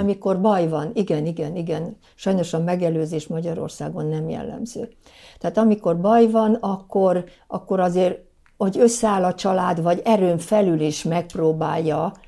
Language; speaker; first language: Hungarian; native; Hungarian